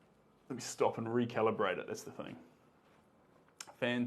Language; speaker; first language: English; native; English